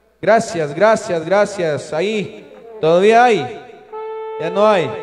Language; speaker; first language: Spanish; non-native, local second language; Kaqchikel